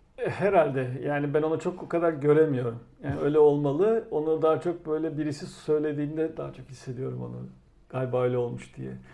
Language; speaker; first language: Turkish; native; Turkish